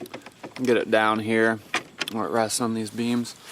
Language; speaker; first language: English; native; English